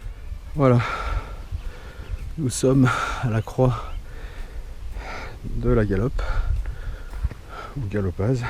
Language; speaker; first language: French; native; French